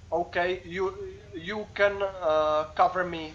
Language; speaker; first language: English; non-native, learner; Czech